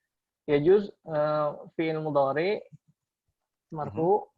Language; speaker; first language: Arabic; non-native, learner; Indonesian